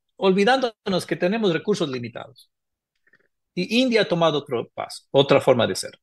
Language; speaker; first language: Spanish; native; Spanish